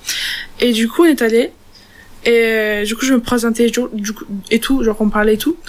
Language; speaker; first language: French; non-native, learner; Turkish